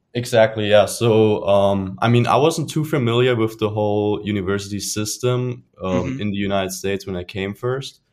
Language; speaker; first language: English; non-native, fluent; German